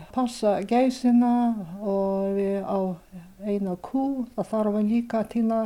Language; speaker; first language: Icelandic; non-native, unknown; Ukrainian